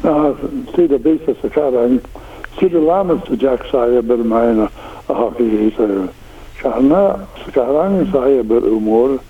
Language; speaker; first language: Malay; non-native, learner; English